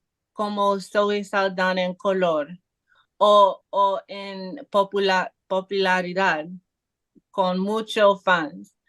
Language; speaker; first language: Spanish; non-native, learner; English